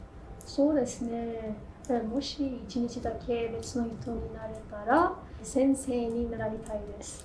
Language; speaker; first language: Japanese; non-native, learner; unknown